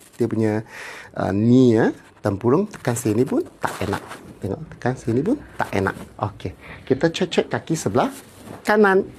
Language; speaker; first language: Malay; non-native, local second language; Cantonese